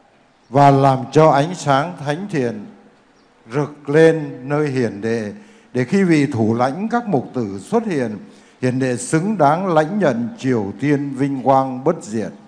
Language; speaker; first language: Vietnamese; native; Vietnamese